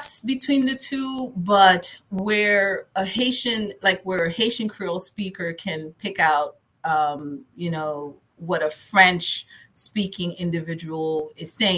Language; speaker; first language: English; early bilingual, other home language; Haitian Creole